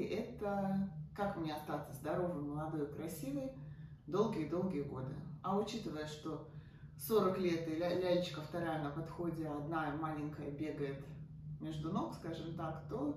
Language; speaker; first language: Russian; native; Russian